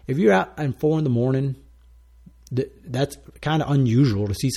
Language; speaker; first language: English; non-native, fluent; Spanish